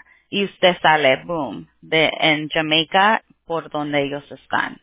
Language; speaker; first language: Spanish; early bilingual, heritage; Spanish